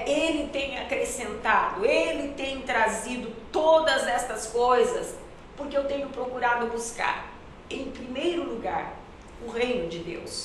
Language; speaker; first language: Portuguese; native; Portuguese